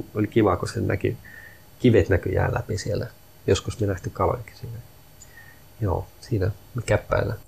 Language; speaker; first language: Finnish; native; Finnish